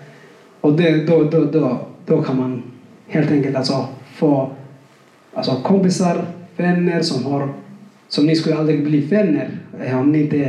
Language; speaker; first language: Swedish; non-native, fluent; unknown